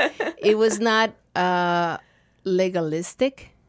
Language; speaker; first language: English; non-native, fluent; Spanish